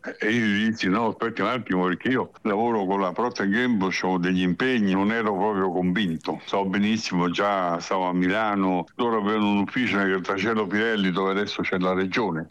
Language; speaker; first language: Italian; native; Italian